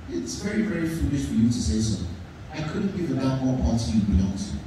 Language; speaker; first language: English; native; English